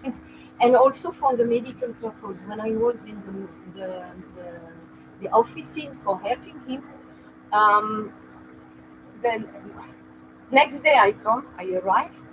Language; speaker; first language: English; non-native, learner; French